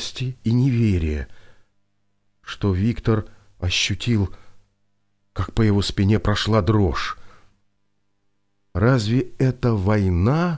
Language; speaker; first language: Russian; native; Russian